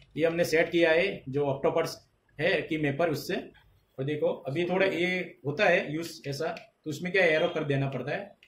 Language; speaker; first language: Hindi; non-native, local second language; Gujarati